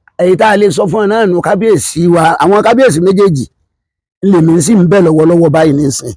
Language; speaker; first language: Yoruba; native; Yoruba